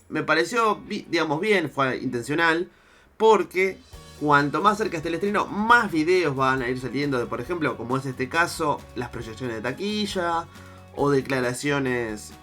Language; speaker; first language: Spanish; native; Spanish